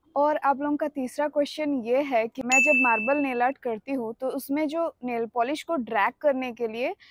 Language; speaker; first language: Hindi; non-native, local second language; Odia